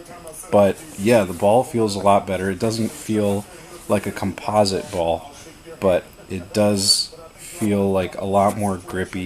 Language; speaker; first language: English; native; English